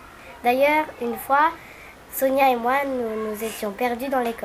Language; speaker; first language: French; native; French